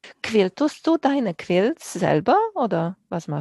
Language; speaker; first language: German; non-native, fluent; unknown